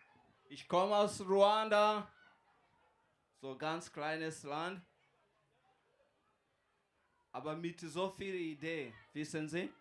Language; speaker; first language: German; non-native, fluent; Kinyarwanda